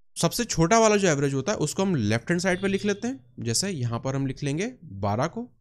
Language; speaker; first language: Hindi; native; Hindi